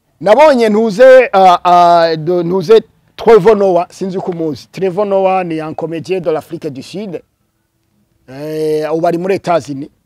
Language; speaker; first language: Rundi; early bilingual, heritage; Rundi